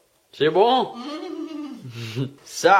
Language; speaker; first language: French; non-native, learner; Danish